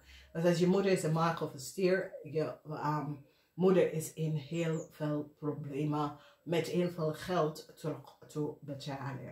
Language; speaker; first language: Dutch; non-native, learner; English